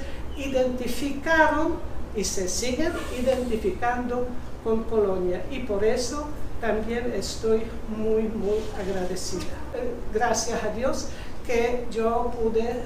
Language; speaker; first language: Spanish; non-native, fluent; Polish